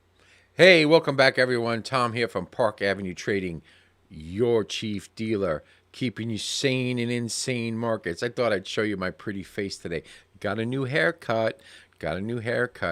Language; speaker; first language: English; native; English